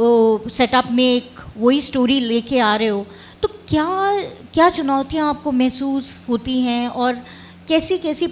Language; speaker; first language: Hindi; native; Hindi